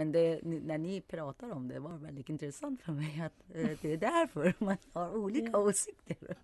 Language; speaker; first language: Swedish; non-native, fluent; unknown